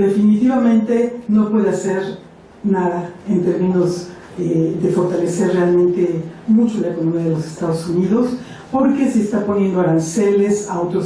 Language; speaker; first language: Spanish; native; Spanish